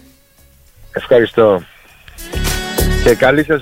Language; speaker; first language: Greek; early bilingual, heritage; Greek